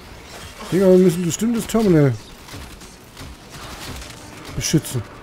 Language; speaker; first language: German; native; German